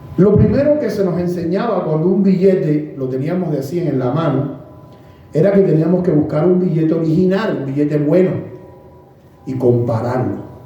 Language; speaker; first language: Spanish; native; Spanish